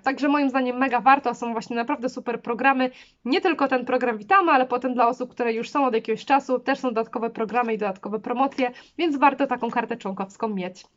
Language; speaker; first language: Polish; native; Polish